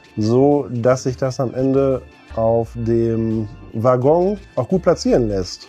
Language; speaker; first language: German; native; German